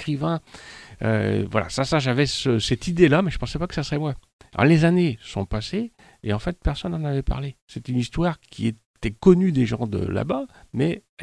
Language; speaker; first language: French; native; French